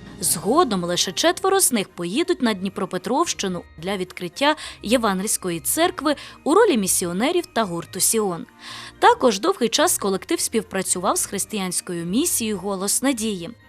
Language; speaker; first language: Ukrainian; native; Ukrainian